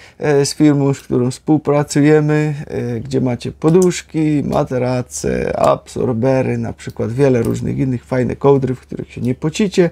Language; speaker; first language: Polish; native; Polish